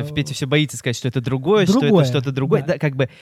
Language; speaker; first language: Russian; native; Russian